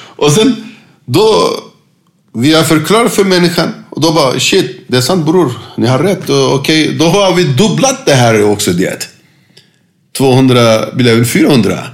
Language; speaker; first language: Swedish; non-native, fluent; Turkish